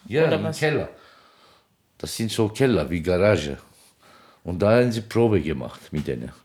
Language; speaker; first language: German; non-native, learner; Turkish